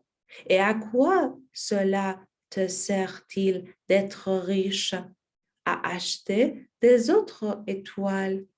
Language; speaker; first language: French; non-native, learner; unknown